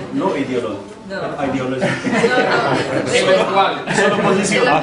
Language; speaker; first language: Spanish; non-native, learner; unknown